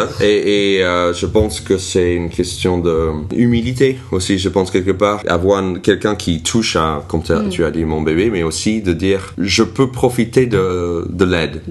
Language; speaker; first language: French; non-native, fluent; English